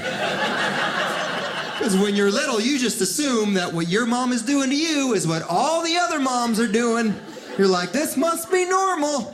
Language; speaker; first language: English; early bilingual, other home language; Spanish